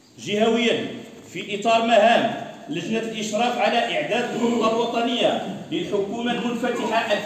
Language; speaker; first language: Arabic; non-native, local second language; Riffian